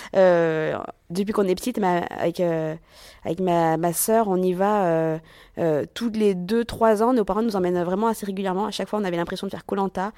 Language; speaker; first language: French; native; French